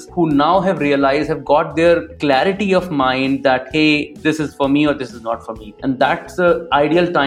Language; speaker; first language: English; non-native, local second language; Hindi